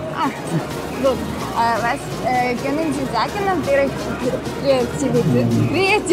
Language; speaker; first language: German; non-native, learner; Russian